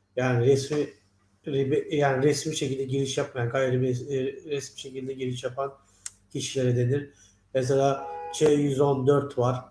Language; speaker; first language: Turkish; non-native, fluent; Turkmen